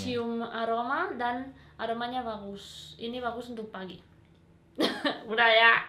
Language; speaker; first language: Indonesian; non-native, fluent; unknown